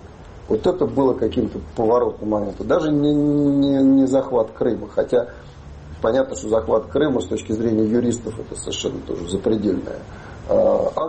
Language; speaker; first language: Russian; native; Russian